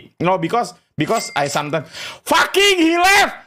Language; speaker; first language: English; non-native, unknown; Indonesian